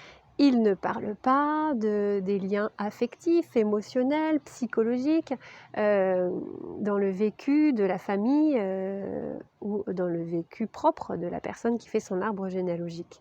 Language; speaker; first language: French; native; French